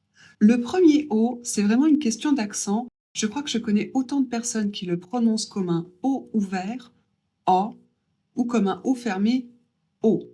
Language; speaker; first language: French; native; French